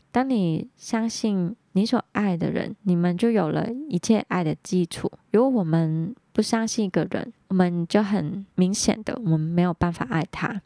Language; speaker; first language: Chinese; non-native, local second language; Cantonese